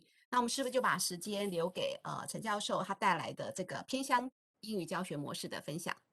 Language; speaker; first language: Chinese; native; Chinese